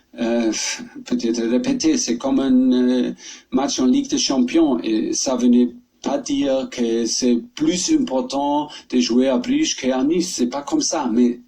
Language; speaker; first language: French; non-native, learner; German